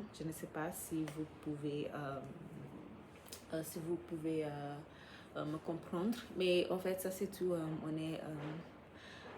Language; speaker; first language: French; non-native, fluent; English